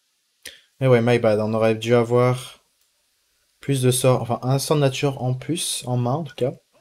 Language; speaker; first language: French; native; French